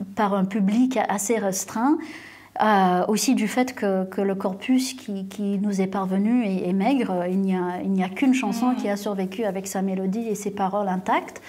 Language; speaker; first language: French; non-native, fluent; English